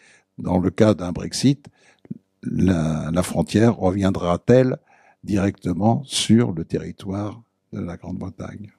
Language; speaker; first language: French; native; French